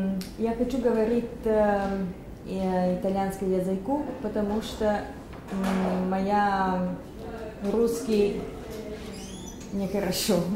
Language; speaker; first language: Russian; non-native, learner; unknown